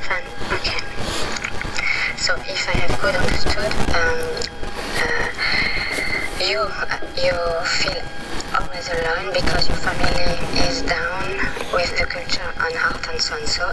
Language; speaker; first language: English; non-native, fluent; French